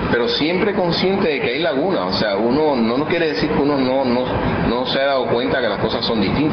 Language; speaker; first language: Spanish; native; Spanish